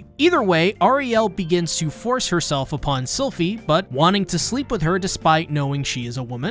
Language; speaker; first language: English; native; English